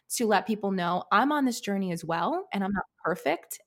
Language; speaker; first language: English; native; English